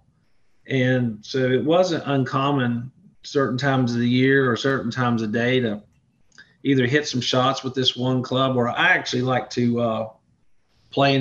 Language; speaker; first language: English; native; English